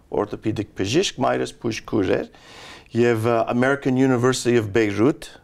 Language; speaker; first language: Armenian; early bilingual, heritage; Armenian